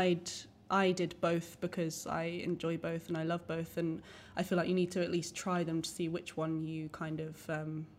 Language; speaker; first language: English; native; English